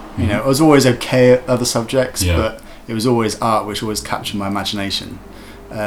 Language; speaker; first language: English; native; English